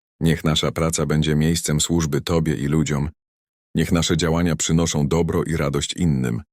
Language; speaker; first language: Polish; native; Polish